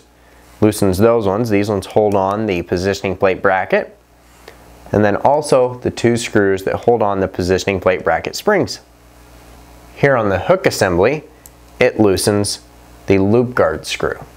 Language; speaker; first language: English; native; English